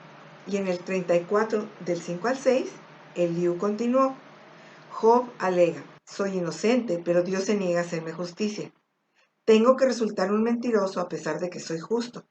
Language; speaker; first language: Spanish; native; Spanish